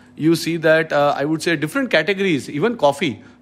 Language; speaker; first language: English; non-native, local second language; Malayalam